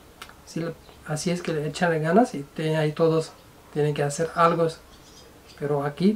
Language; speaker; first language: Spanish; non-native, fluent; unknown